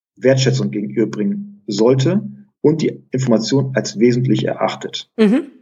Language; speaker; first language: German; early bilingual, other home language; Greek